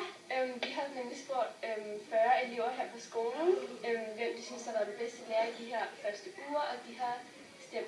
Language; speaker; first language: Danish; native; Danish